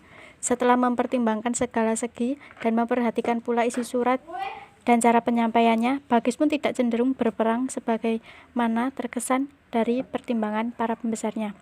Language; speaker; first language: Indonesian; native; Indonesian